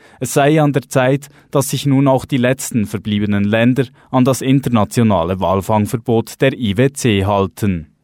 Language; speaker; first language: German; native; German